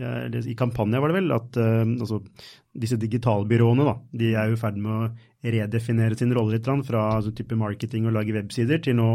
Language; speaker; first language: Norwegian; native; Norwegian